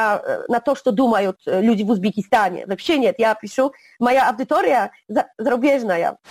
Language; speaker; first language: Russian; non-native, fluent; Polish